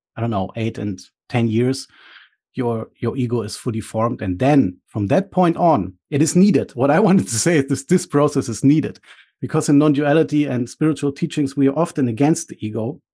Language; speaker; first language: English; early bilingual, other home language; Bulgarian